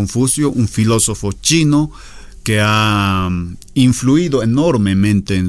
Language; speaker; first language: Spanish; native; Spanish